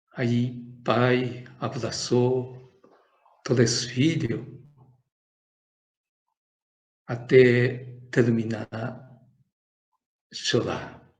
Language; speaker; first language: Portuguese; non-native, learner; Japanese